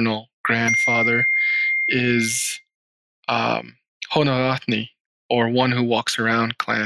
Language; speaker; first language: English; early bilingual, other home language; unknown